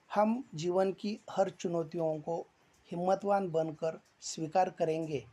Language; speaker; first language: Hindi; non-native, local second language; Marathi